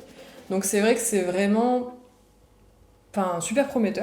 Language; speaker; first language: French; native; French